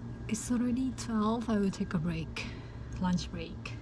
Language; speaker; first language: English; non-native, fluent; Lao